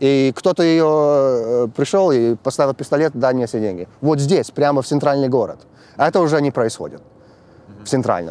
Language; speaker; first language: Russian; early bilingual, heritage; English